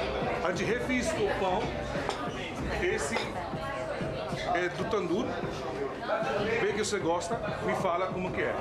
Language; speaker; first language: Portuguese; non-native, learner; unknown